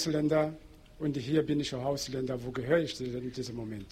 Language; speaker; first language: German; non-native, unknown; Portuguese